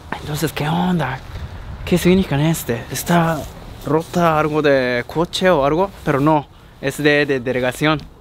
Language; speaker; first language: Spanish; non-native, learner; Japanese